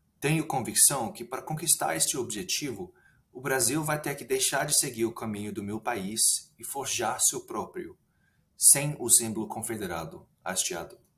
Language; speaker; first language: Portuguese; non-native, fluent; English